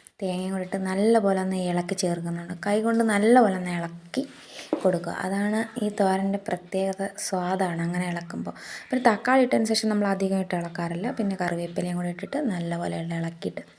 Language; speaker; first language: Malayalam; native; Malayalam